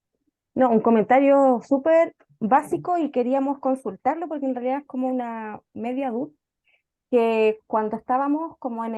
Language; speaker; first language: Spanish; native; Spanish